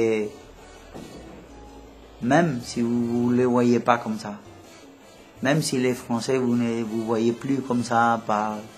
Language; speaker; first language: French; non-native, fluent; Spanish